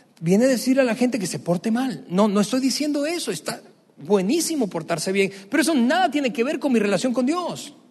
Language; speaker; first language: Spanish; native; Spanish